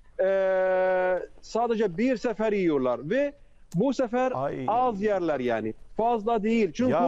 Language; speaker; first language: Turkish; non-native, fluent; Arabic